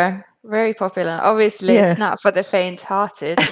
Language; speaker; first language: English; non-native, fluent; Finnish